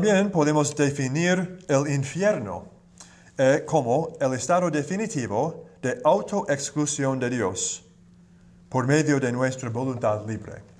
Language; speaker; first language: Spanish; non-native, learner; English